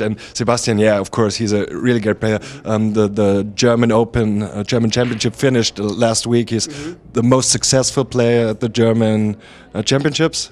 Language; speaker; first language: English; non-native, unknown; German